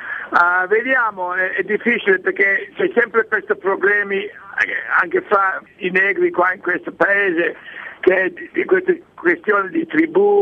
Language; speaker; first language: Italian; early bilingual, heritage; English